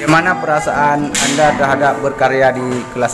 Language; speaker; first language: Indonesian; native; Indonesian